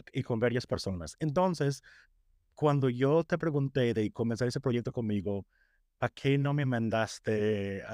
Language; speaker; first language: Spanish; non-native, fluent; English